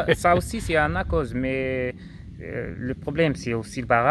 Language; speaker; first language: French; non-native, local second language; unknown